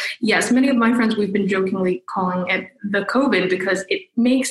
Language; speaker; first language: English; native; English